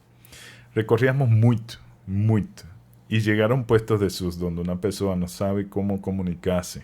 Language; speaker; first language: Portuguese; non-native, learner; Spanish